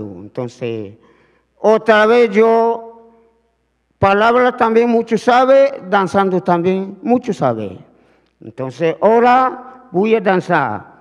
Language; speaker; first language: Spanish; non-native, learner; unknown